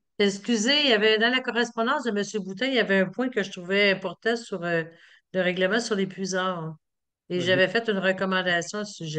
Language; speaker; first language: French; native; French